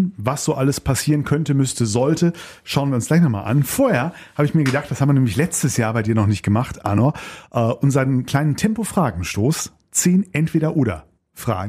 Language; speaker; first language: German; native; German